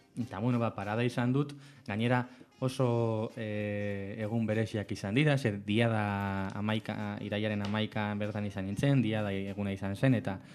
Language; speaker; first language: Basque; non-native, local second language; Spanish